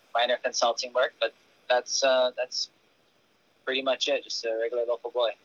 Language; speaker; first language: English; native; English